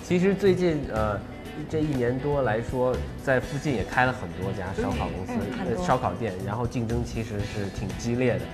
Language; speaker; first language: Chinese; native; Chinese